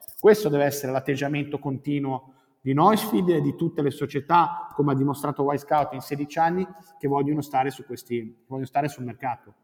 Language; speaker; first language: Italian; native; Italian